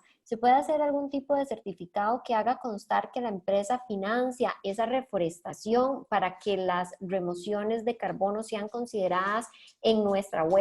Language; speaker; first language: Spanish; native; Spanish